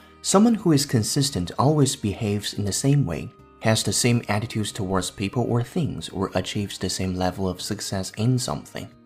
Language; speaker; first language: English; non-native, fluent; Chinese